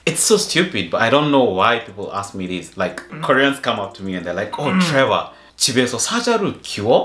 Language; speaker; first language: English; non-native, local second language; Gusii